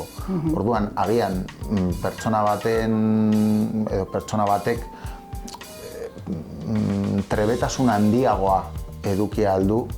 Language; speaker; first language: Basque; non-native, local second language; Spanish